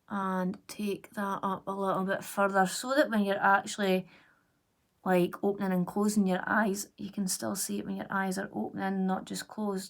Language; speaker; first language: English; native; English